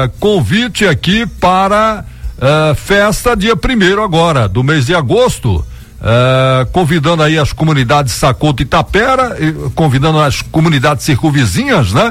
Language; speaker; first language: Portuguese; native; Portuguese